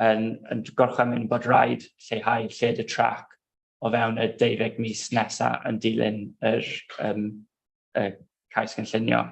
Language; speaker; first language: Welsh; non-native, local second language; English